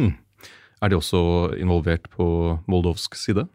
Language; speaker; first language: Norwegian; native; Norwegian